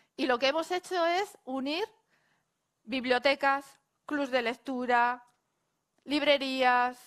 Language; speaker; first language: Spanish; native; Spanish